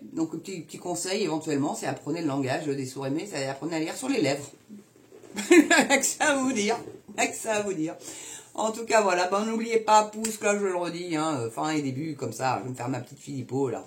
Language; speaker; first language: French; native; French